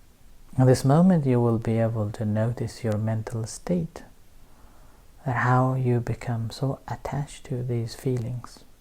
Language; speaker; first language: English; non-native, fluent; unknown